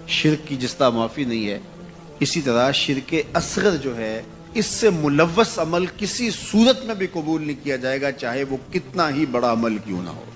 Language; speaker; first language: Urdu; non-native, local second language; Punjabi